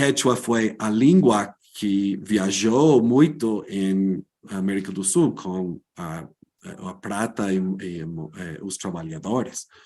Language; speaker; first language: Portuguese; non-native, fluent; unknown